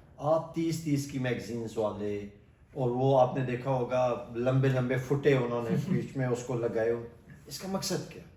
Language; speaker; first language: Urdu; non-native, local second language; Pashto